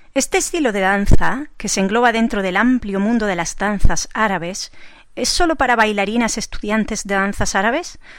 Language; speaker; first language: Spanish; native; Spanish